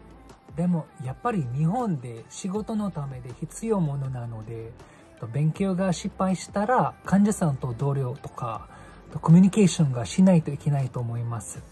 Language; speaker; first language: Japanese; non-native, learner; Filipino